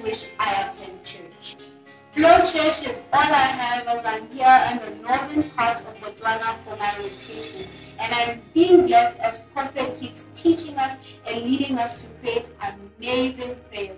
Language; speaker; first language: English; non-native, local second language; Tswana